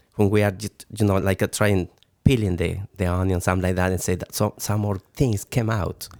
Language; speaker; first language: English; non-native, learner; Spanish